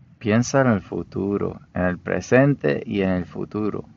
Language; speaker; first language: Spanish; non-native, fluent; English